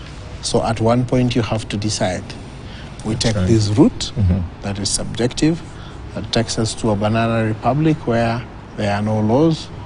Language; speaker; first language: English; non-native, local second language; Swahili